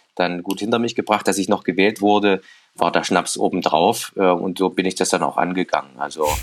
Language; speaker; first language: German; native; German